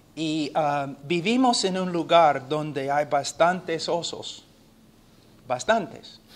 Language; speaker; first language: Spanish; non-native, fluent; English